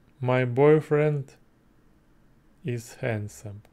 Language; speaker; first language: English; non-native, learner; Russian